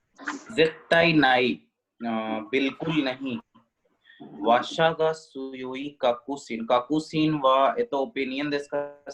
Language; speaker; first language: Japanese; non-native, learner; Hindi